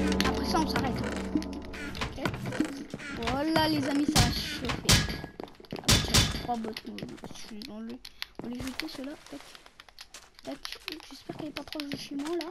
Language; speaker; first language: French; native; French